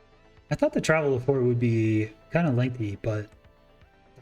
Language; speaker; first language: English; native; English